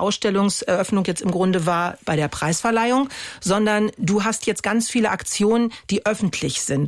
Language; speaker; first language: German; native; German